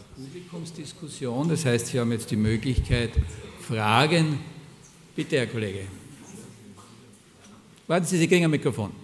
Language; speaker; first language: German; native; German